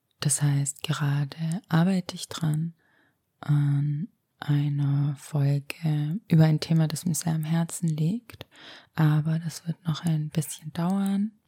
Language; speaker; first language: German; early bilingual, other home language; Romanian